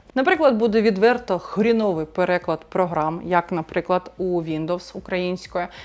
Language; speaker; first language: Ukrainian; non-native, local second language; Russian